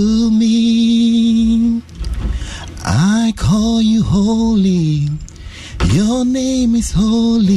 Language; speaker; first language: English; non-native, local second language; Akan